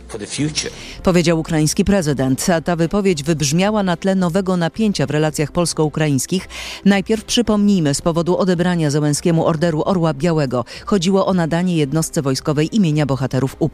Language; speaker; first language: Polish; native; Polish